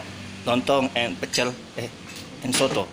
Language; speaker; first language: English; non-native, learner; Indonesian